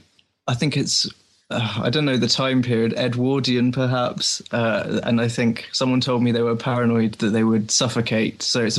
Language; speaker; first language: English; native; English